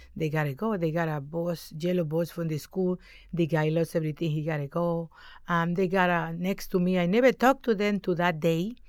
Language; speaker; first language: English; non-native, learner; Spanish